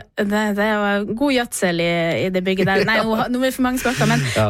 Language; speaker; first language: Norwegian; native; Norwegian